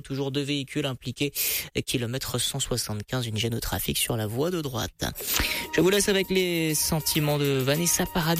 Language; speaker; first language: French; native; French